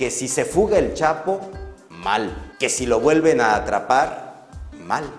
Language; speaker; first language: Spanish; native; Spanish